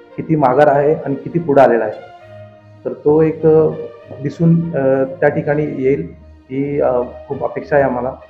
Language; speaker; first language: Marathi; non-native, local second language; Lambadi